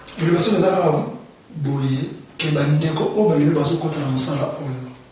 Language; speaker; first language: Lingala; native; Lingala